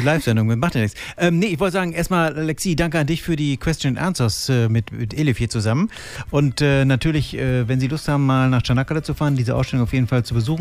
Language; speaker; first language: German; native; German